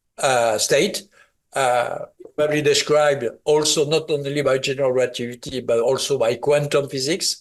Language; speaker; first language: English; non-native, fluent; French